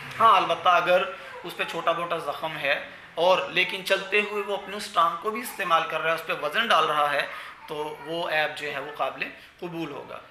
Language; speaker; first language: Urdu; non-native, local second language; Punjabi